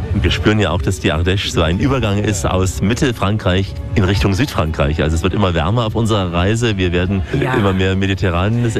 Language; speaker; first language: German; native; German